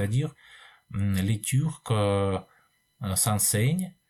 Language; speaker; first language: French; non-native, fluent; Russian